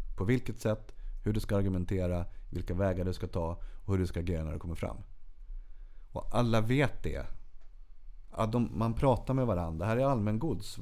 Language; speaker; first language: Swedish; native; Swedish